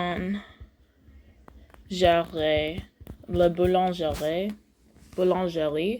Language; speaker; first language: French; non-native, learner; English